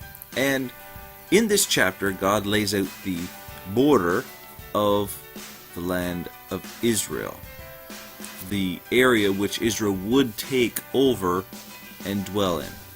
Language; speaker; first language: English; native; English